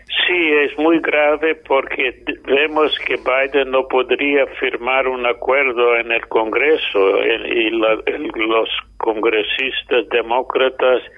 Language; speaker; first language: Spanish; non-native, fluent; English